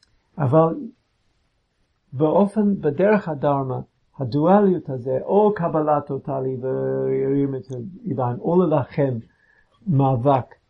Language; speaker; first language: Hebrew; non-native, fluent; English